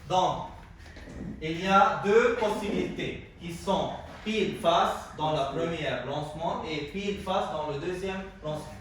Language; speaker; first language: French; non-native, local second language; Arabic